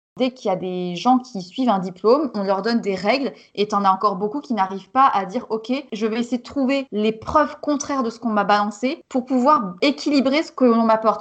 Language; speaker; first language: French; native; French